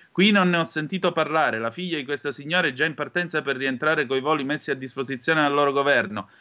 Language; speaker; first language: Italian; native; Italian